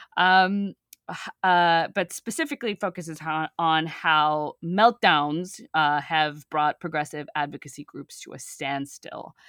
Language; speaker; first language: English; early bilingual, other home language; Urdu